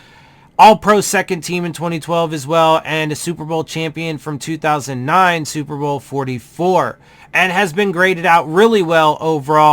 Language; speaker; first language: English; native; English